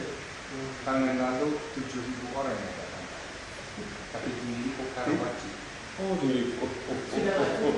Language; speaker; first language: Indonesian; non-native, fluent; English